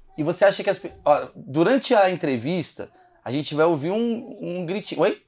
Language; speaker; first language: Portuguese; native; Portuguese